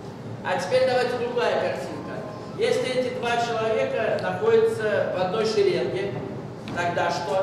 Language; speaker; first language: Russian; native; Russian